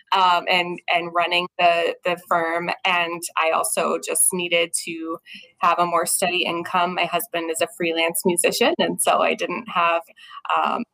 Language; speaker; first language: English; native; English